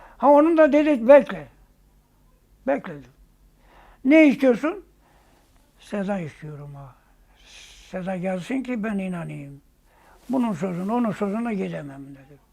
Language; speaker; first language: Turkish; non-native, local second language; Zaza